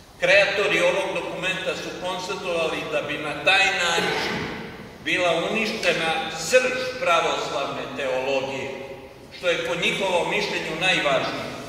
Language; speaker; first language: Serbian; non-native, fluent; Greek